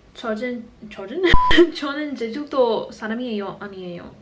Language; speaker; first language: Korean; non-native, learner; English